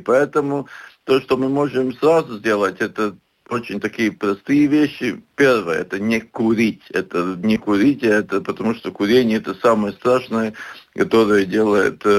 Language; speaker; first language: Russian; non-native, local second language; Latvian